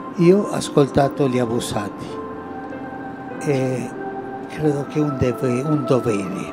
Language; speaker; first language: Italian; non-native, fluent; Spanish